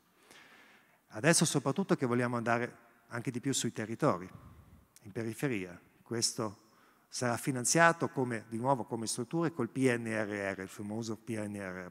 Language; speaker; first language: Italian; non-native, local second language; German